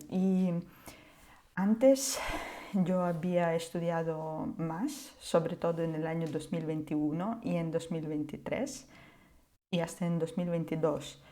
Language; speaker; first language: Spanish; non-native, fluent; Ukrainian